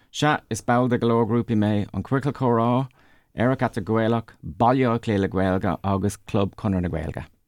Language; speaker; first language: Irish; non-native, local second language; English